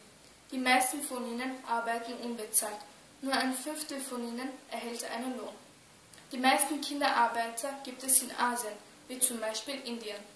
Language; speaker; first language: German; early bilingual, other home language; Turkish